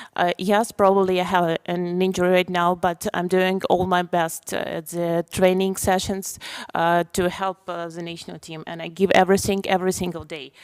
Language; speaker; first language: English; non-native, fluent; Ukrainian